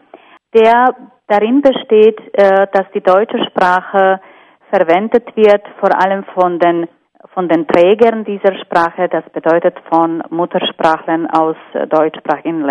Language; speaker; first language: German; non-native, fluent; Slovak